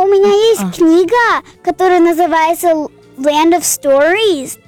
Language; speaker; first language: Russian; early bilingual, heritage; Russian